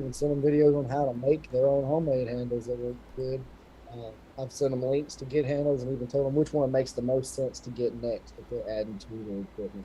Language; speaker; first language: English; native; English